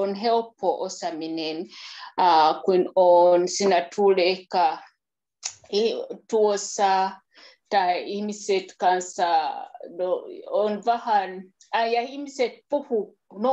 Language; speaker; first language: Finnish; non-native, learner; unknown